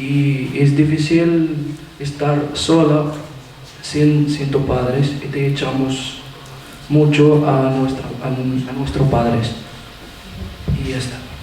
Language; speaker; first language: Spanish; non-native, learner; Arabic